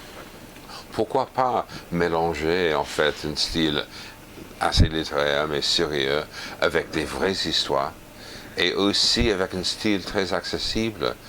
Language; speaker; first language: French; non-native, fluent; English